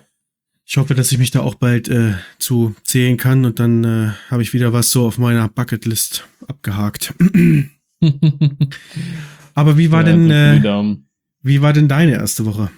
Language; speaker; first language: German; native; German